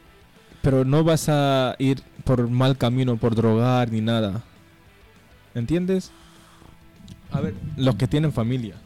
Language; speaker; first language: Spanish; non-native, learner; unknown